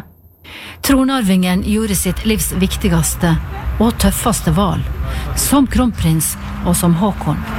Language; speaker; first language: Norwegian; native; Norwegian